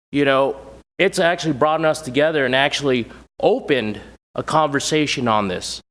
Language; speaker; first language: English; native; English